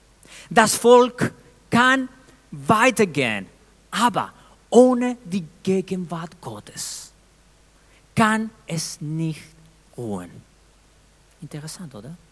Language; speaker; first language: German; non-native, fluent; Spanish